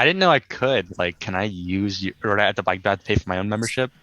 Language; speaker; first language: English; native; English